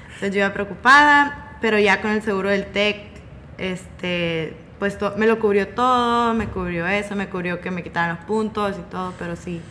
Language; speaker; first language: Spanish; native; Spanish